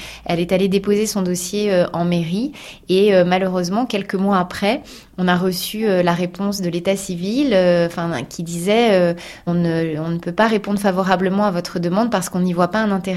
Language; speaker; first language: French; native; French